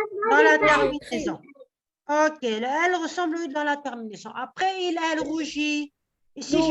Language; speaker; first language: French; non-native, local second language; Arabic